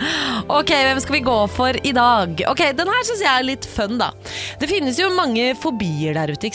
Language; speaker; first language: Norwegian; native; Norwegian